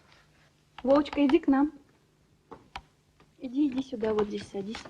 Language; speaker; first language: Russian; native; Russian